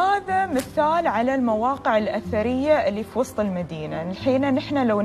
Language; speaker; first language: Arabic; native; Arabic